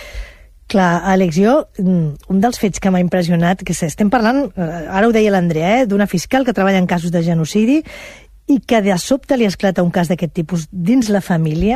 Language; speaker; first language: Catalan; native; Catalan